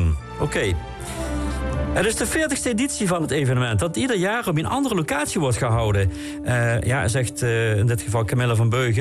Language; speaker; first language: Dutch; native; Dutch